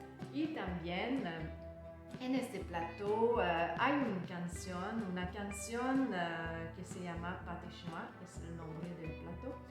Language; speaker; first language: Spanish; non-native, learner; French